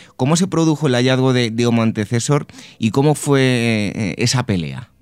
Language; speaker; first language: Spanish; native; Spanish